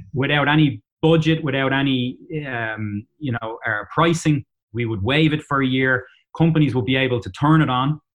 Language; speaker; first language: English; native; English